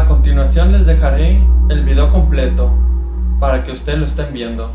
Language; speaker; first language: Spanish; native; Spanish